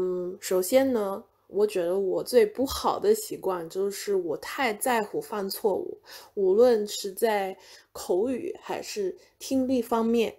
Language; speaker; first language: Chinese; non-native, fluent; English